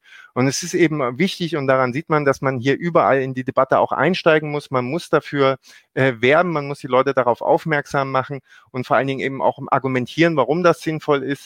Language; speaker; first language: German; native; German